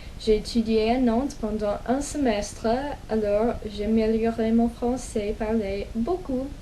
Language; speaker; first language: French; non-native, fluent; English